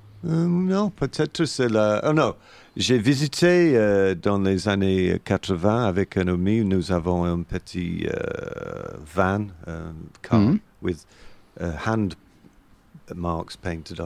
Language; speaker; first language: French; non-native, learner; English